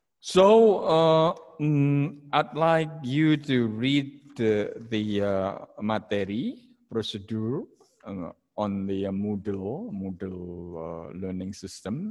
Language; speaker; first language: English; non-native, fluent; Indonesian